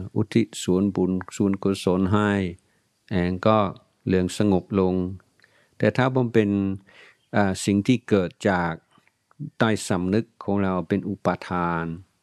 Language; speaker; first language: Thai; non-native, fluent; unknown